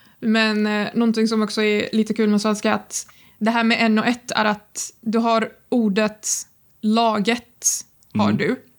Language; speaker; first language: Swedish; non-native, fluent; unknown